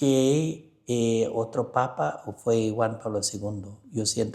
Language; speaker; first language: Spanish; non-native, fluent; English